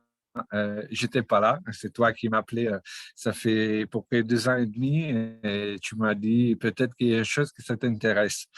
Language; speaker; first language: French; non-native, fluent; Portuguese